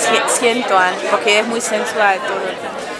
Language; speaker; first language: Spanish; non-native, fluent; German